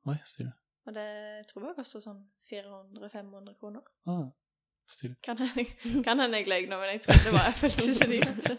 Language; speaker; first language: Norwegian; native; Norwegian